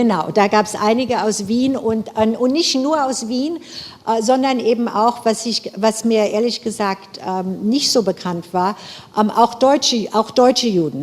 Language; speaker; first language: German; non-native, fluent; English